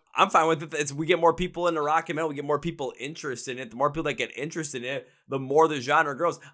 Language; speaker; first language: English; native; English